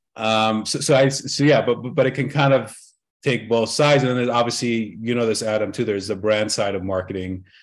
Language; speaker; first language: English; early bilingual, other home language; Arabic